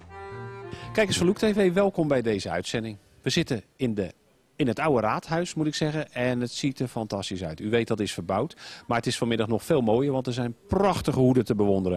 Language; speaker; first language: Dutch; native; Dutch